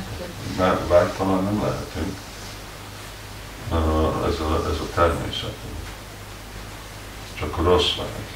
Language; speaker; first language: Hungarian; early bilingual, heritage; Hungarian